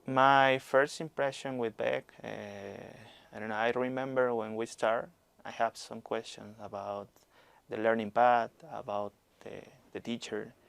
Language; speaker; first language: English; non-native, learner; Spanish